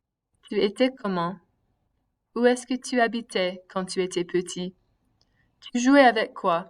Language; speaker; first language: French; non-native, fluent; English